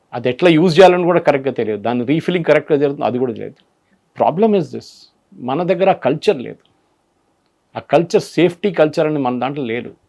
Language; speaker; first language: Telugu; non-native, fluent; Malayalam